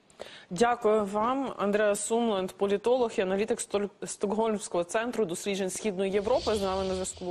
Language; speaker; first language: Ukrainian; native; Ukrainian